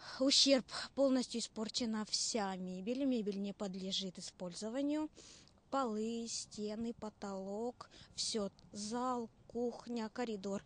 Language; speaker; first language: Russian; native; Russian